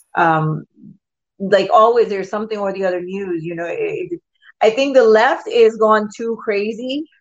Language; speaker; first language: English; non-native, local second language; Urdu